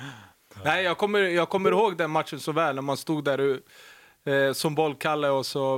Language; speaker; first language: Swedish; native; Swedish